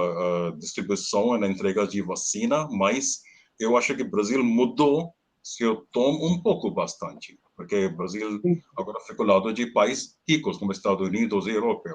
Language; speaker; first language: Portuguese; non-native, learner; Hindi